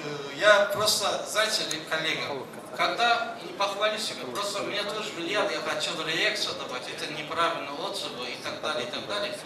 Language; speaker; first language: Russian; non-native, fluent; Azerbaijani